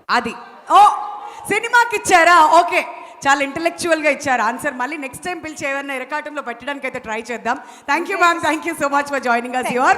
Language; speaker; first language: Telugu; native; Telugu